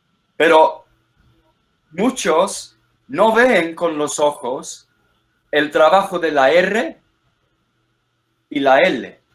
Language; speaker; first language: Spanish; non-native, fluent; English